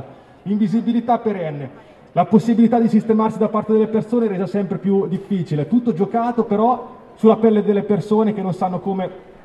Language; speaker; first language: Italian; native; Italian